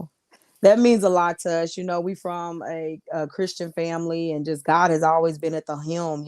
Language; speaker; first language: English; native; English